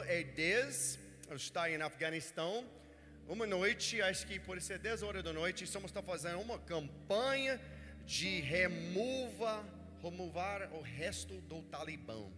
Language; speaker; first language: Portuguese; non-native, learner; English